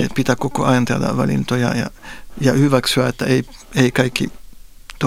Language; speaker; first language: Finnish; non-native, fluent; French